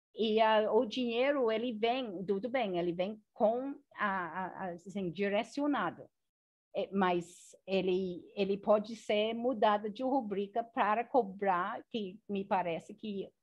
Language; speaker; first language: Portuguese; non-native, fluent; English